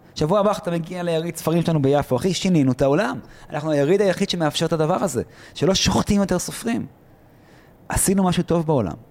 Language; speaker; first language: Hebrew; early bilingual, other home language; Arabic